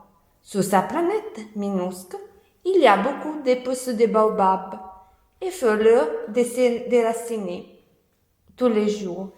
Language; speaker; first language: French; non-native, learner; Italian